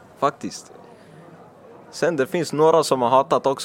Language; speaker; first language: Swedish; early bilingual, other home language; Finnish